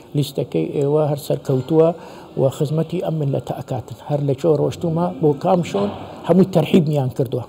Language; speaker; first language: Central Kurdish; non-native, local second language; Turkish